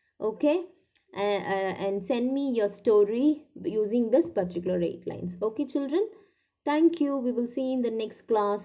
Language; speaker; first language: English; non-native, local second language; Tamil